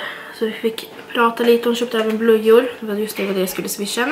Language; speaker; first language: Swedish; native; Swedish